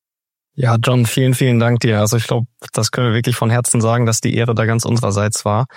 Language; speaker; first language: German; native; German